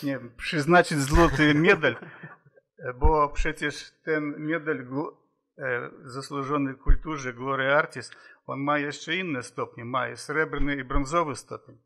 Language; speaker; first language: Polish; non-native, fluent; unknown